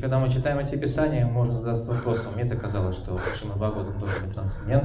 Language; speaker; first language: Russian; native; Russian